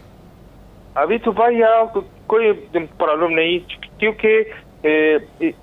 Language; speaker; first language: Hindi; non-native, learner; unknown